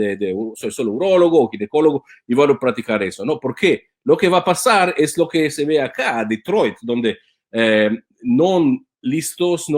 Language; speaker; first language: Spanish; non-native, fluent; Italian